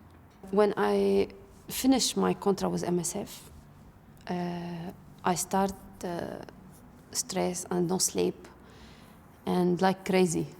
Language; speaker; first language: English; non-native, learner; Arabic